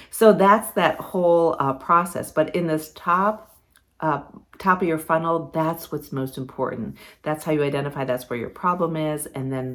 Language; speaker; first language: English; native; English